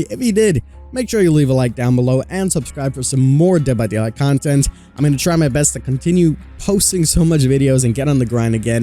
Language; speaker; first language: English; native; English